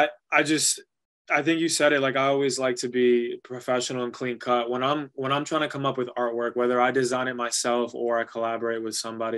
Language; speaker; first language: English; early bilingual, other home language; Spanish